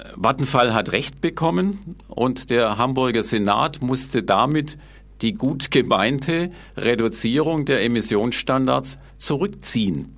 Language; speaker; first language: German; native; German